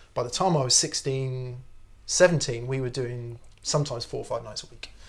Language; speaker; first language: English; native; English